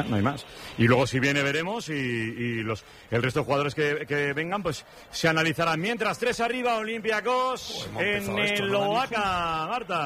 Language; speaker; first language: Spanish; native; Spanish